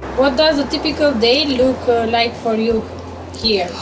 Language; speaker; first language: English; non-native, learner; Albanian